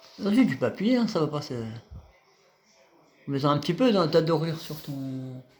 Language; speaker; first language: French; native; French